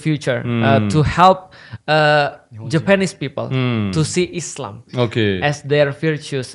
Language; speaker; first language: English; non-native, fluent; Indonesian